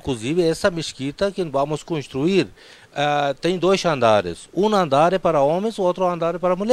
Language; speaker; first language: Portuguese; non-native, fluent; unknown